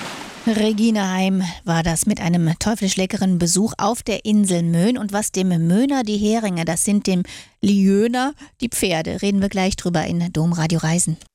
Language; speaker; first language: German; native; German